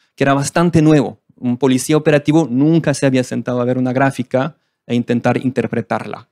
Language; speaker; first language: Spanish; non-native, fluent; French